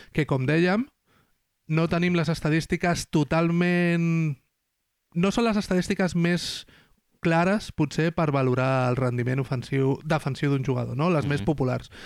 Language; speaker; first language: Catalan; non-native, local second language; Spanish